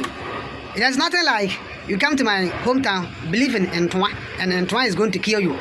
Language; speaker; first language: English; non-native, local second language; Akan